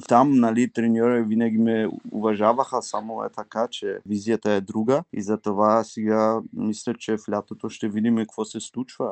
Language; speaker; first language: Bulgarian; early bilingual, heritage; Bulgarian